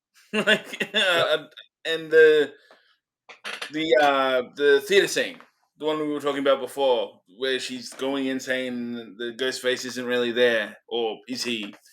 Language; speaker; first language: English; native; English